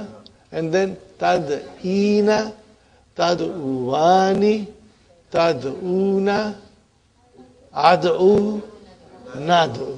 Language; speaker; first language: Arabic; non-native, fluent; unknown